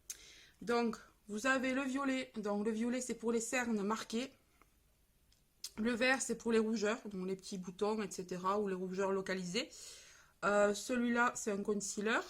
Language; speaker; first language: French; native; French